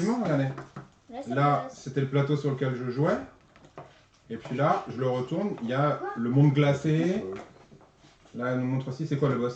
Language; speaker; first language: French; native; French